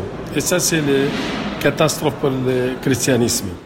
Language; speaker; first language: French; non-native, local second language; Arabic